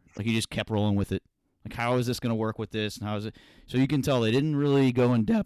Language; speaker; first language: English; native; English